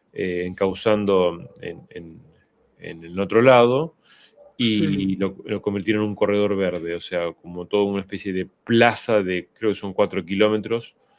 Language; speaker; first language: Spanish; native; Spanish